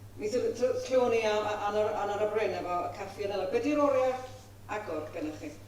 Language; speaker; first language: Welsh; non-native, fluent; English